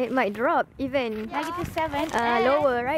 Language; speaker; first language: English; non-native, local second language; Malay